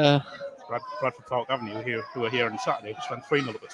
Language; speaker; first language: English; native; English